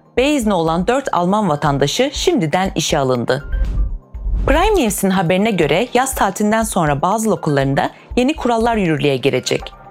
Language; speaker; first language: Turkish; early bilingual, heritage; Turkish